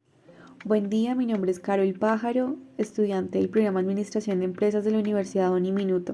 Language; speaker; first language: Spanish; native; Spanish